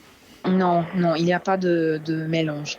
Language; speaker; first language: French; non-native, fluent; Serbian